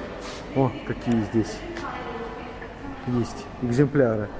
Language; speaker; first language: Russian; native; Russian